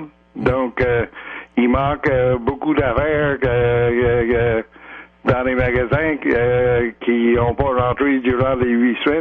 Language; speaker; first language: French; native; French